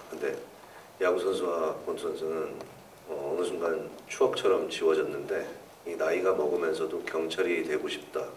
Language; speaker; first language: Korean; native; Korean